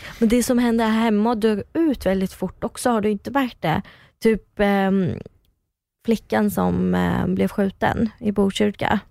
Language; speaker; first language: Swedish; early bilingual, other home language; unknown